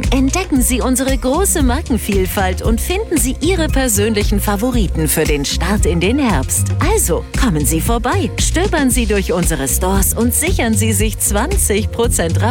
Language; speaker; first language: German; native; German